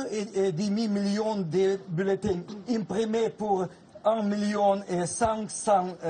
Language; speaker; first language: French; non-native, fluent; Russian